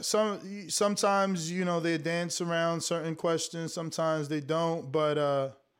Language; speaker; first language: English; native; English